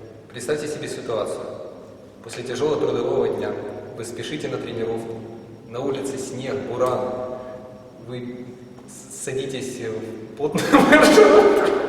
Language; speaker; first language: Russian; native; Russian